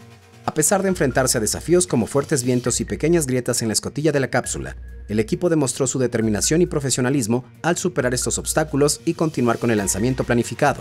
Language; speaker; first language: Spanish; native; Spanish